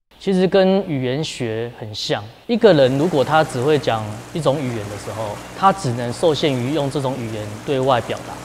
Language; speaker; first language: Chinese; native; Chinese